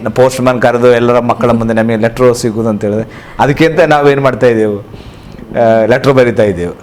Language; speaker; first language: Kannada; non-native, local second language; Malayalam